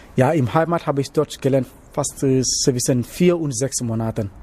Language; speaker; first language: German; non-native, learner; Wolof